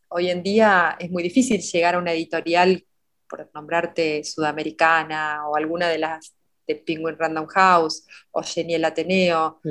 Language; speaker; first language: Spanish; native; Spanish